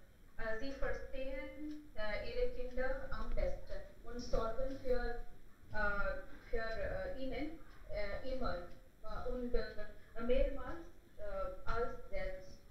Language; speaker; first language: German; non-native, learner; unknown